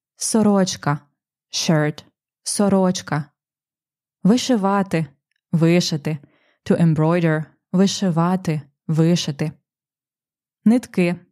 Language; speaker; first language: Ukrainian; native; Ukrainian